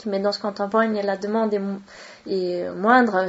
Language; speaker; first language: French; non-native, fluent; Swedish